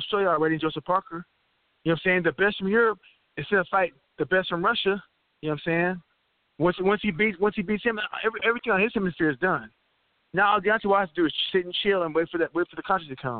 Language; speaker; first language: English; native; English